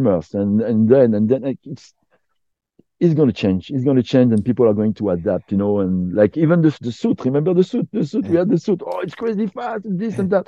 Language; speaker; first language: English; non-native, fluent; French